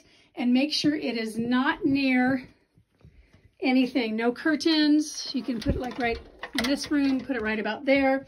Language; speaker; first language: English; native; English